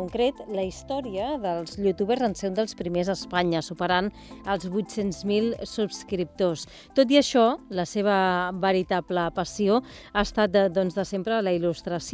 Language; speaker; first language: Catalan; native; Catalan